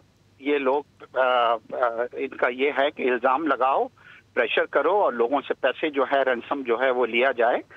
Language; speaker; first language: Urdu; native; Urdu